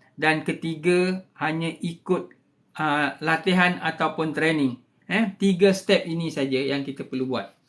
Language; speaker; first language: Malay; native; Malay